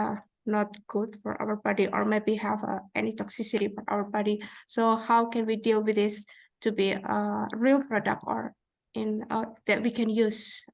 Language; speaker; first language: English; non-native, fluent; Indonesian